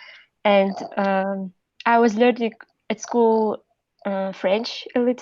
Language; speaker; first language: English; non-native, learner; Russian